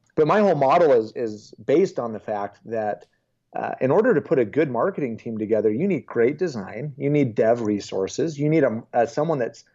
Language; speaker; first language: English; native; English